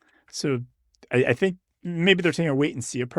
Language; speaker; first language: English; native; English